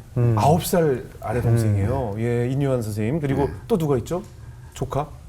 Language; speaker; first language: Korean; native; Korean